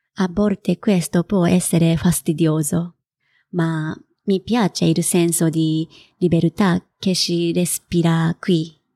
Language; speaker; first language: Italian; non-native, fluent; Japanese